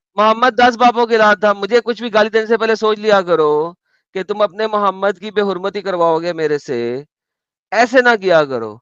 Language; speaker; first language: Urdu; native; Urdu